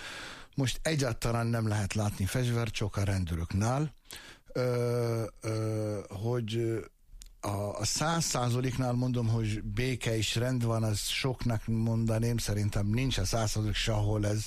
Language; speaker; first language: Hungarian; non-native, fluent; Arabic